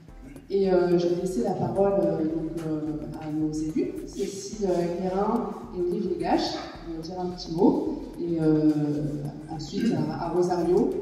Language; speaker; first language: French; native; French